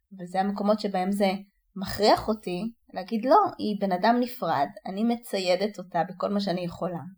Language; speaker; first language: Hebrew; native; Hebrew